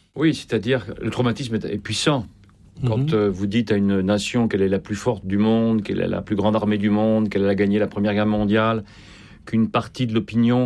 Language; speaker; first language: French; native; French